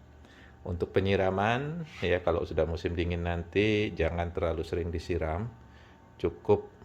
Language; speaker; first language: Indonesian; native; Indonesian